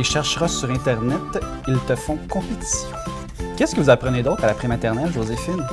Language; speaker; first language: French; native; French